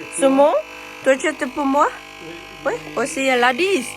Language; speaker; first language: French; non-native, learner; Thai